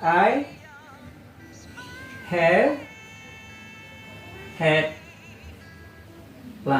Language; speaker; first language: English; non-native, fluent; Indonesian